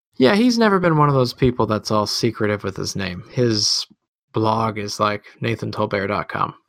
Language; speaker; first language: English; native; English